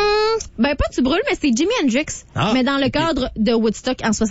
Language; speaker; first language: French; native; French